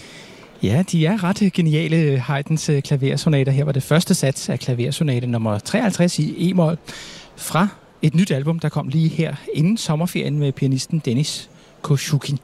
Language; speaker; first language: Danish; native; Danish